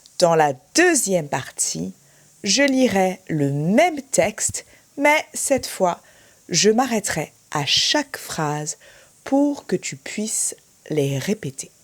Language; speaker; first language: French; native; French